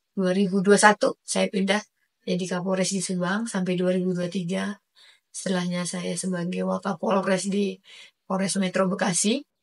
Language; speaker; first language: Indonesian; native; Indonesian